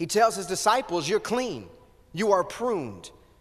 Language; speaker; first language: English; native; English